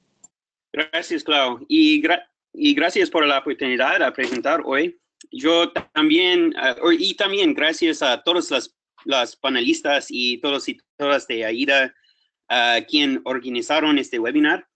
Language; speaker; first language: Spanish; non-native, fluent; English